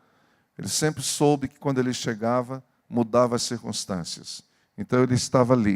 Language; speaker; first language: Portuguese; native; Portuguese